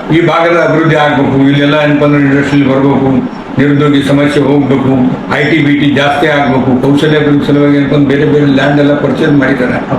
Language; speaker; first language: Kannada; native; Kannada